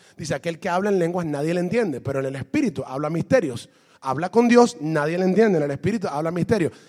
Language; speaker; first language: Spanish; native; Spanish